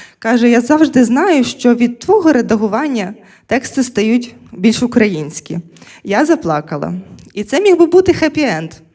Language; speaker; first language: Ukrainian; non-native, local second language; Russian